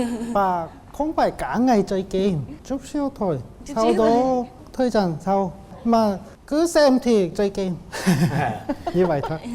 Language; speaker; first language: Vietnamese; non-native, learner; Korean